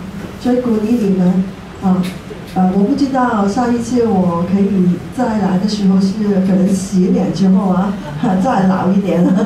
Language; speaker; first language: Chinese; non-native, local second language; Cantonese